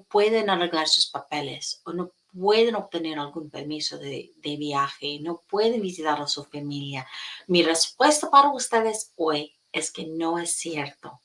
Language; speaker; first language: Spanish; non-native, fluent; English